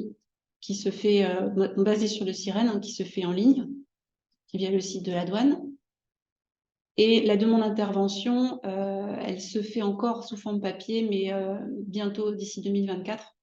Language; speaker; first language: French; native; French